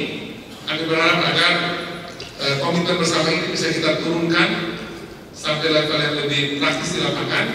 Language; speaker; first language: Indonesian; native; Indonesian